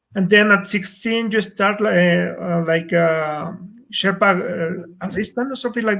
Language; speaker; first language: English; non-native, fluent; Spanish